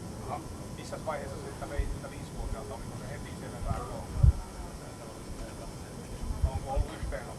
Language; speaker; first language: Finnish; native; Finnish